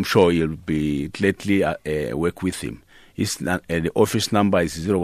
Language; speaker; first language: English; non-native, local second language; Northern Sotho